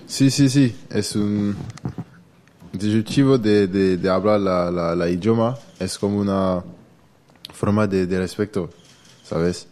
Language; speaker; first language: Spanish; non-native, learner; French